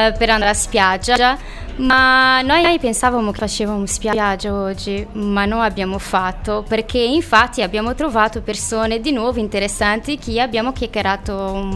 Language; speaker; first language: Italian; non-native, learner; Portuguese